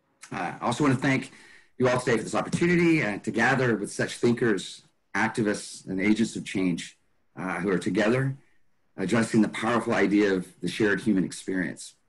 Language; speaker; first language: English; native; English